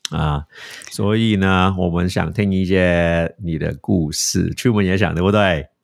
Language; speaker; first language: Chinese; non-native, fluent; English